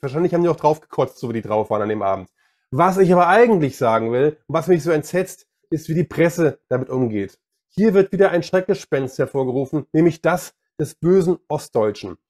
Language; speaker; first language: German; native; German